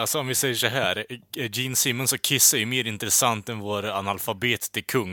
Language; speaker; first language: Swedish; native; Swedish